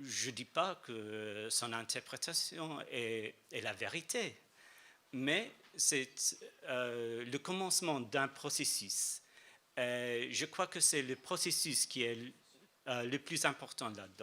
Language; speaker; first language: French; non-native, fluent; English